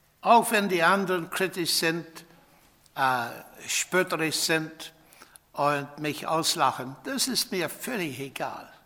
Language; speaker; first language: German; non-native, fluent; English